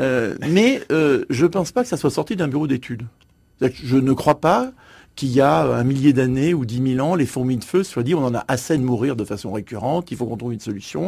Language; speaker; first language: French; native; French